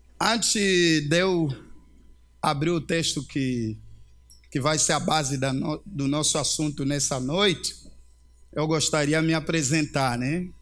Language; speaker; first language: Portuguese; native; Portuguese